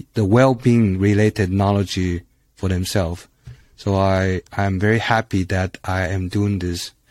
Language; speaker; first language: English; non-native, fluent; Chinese